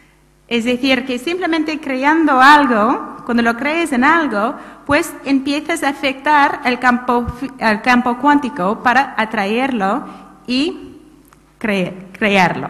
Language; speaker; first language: Spanish; non-native, fluent; English